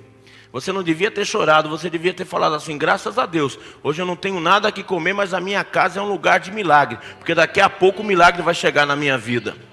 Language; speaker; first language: Portuguese; native; Portuguese